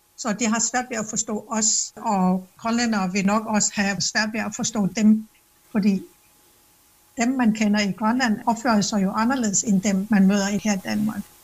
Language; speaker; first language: Danish; non-native, local second language; Kalaallisut